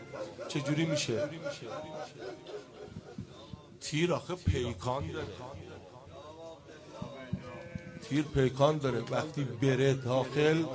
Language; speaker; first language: Persian; native; Persian